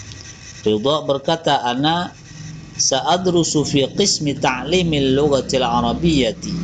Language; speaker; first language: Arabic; non-native, fluent; Indonesian